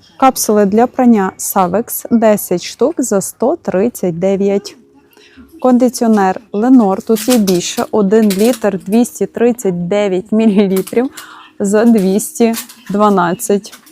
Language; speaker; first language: Ukrainian; native; Ukrainian